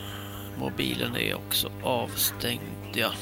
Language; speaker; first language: Swedish; native; Swedish